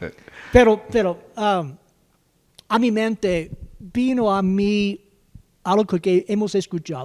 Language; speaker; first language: Spanish; non-native, learner; English